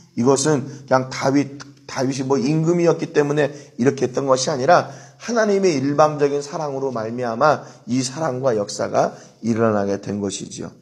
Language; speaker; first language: Korean; native; Korean